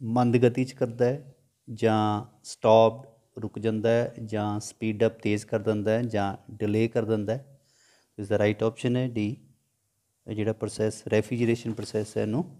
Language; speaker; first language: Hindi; non-native, local second language; Punjabi